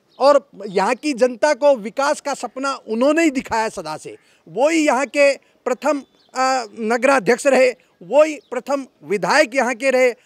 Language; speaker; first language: Hindi; native; Hindi